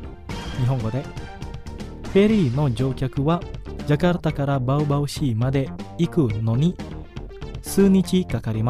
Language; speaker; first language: Japanese; non-native, fluent; Indonesian